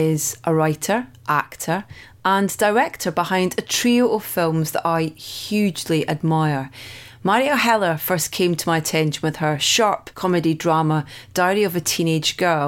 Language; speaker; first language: English; native; English